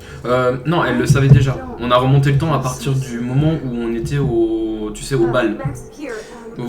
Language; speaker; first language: French; native; French